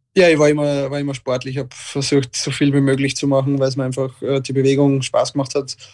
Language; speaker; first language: German; native; German